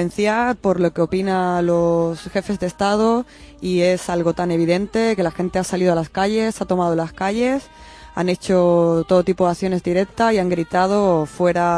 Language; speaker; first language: Spanish; native; Spanish